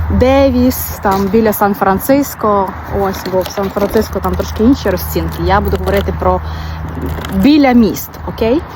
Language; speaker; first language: Ukrainian; non-native, local second language; Russian